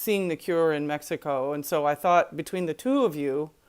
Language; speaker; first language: English; native; English